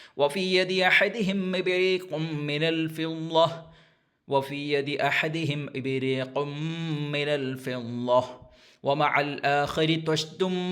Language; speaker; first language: Arabic; non-native, fluent; Malayalam